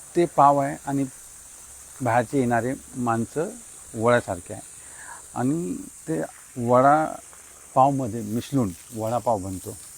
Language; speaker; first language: Marathi; non-native, local second language; Hindi